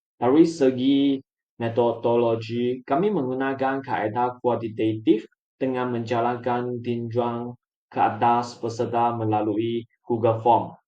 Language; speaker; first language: Malay; non-native, local second language; Chinese